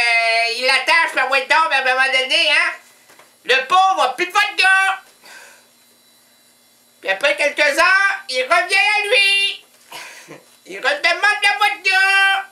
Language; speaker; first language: French; native; French